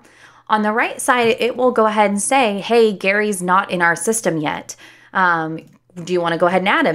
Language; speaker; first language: English; native; English